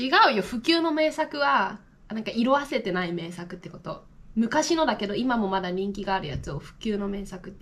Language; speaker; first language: Japanese; native; Japanese